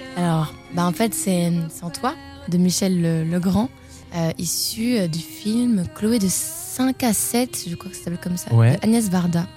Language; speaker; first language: French; native; French